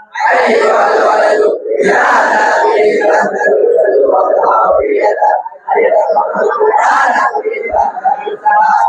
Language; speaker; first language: Arabic; non-native, fluent; Bangla